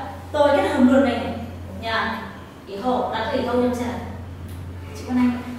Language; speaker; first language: Chinese; non-native, fluent; Vietnamese